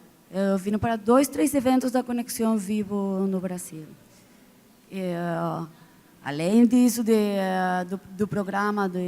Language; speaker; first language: Portuguese; non-native, fluent; Spanish